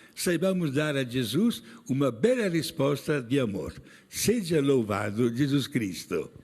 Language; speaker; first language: Portuguese; non-native, fluent; Italian